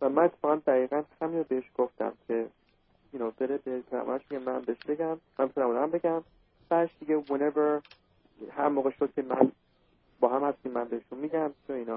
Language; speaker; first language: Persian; early bilingual, heritage; Persian